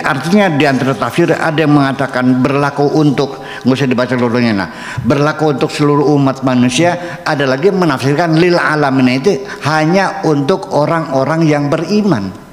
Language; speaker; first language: Indonesian; native; Indonesian